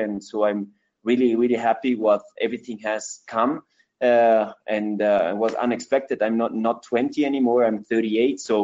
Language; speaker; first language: English; non-native, fluent; Spanish